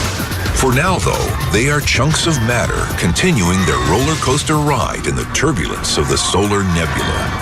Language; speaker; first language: English; native; English